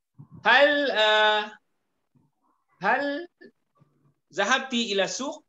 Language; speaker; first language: Arabic; non-native, fluent; Malay